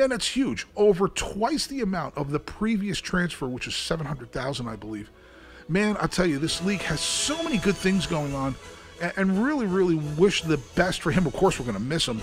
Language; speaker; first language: English; native; English